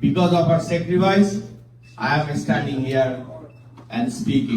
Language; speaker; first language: English; non-native, local second language; Bangla